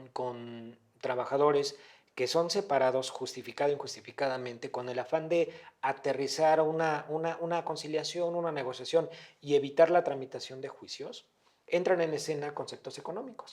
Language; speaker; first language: Spanish; native; Spanish